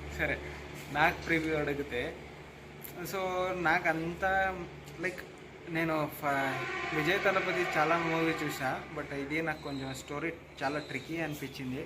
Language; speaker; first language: Telugu; non-native, local second language; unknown